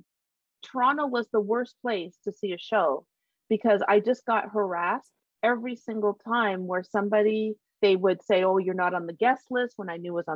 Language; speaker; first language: English; native; English